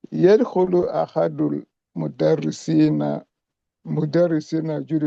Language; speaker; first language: Arabic; non-native, learner; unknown